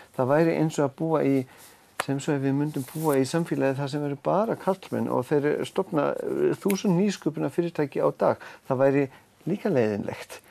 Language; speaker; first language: Icelandic; non-native, fluent; German